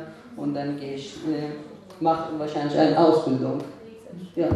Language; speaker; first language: German; non-native, fluent; Kurdish